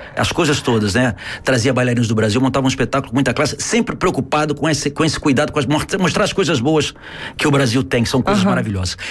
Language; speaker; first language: Portuguese; native; Portuguese